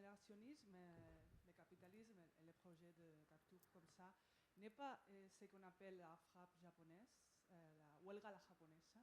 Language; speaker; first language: French; non-native, learner; Spanish